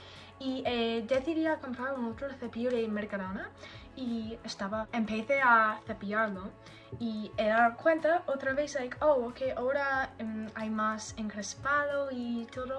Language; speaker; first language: Spanish; non-native, learner; English